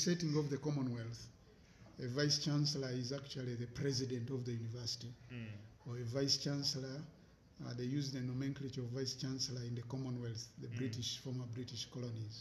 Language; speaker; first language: English; non-native, local second language; Ganda